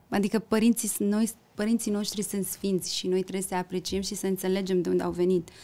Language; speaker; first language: Romanian; early bilingual, heritage; Romanian